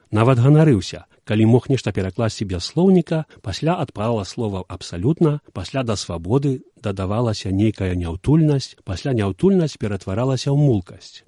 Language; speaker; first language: Belarusian; native; Belarusian